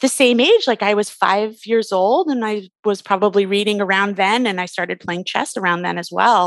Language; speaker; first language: English; native; English